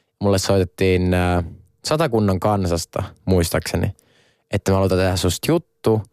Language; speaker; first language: Finnish; non-native, local second language; Swedish